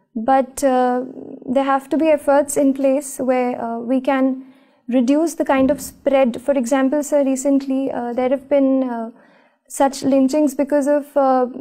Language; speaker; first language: English; non-native, local second language; Marathi